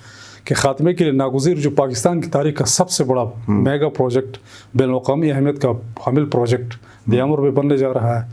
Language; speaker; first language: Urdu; non-native, local second language; Shina